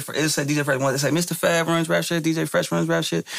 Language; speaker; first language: English; native; English